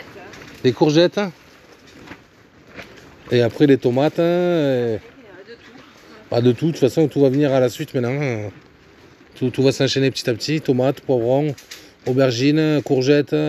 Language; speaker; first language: French; native; French